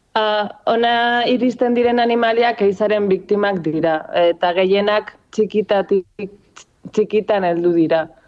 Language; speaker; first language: Basque; non-native, local second language; Spanish